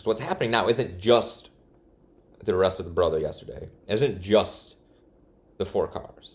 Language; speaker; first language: English; native; English